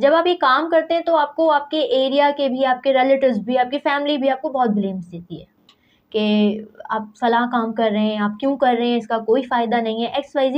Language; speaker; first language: Urdu; native; Urdu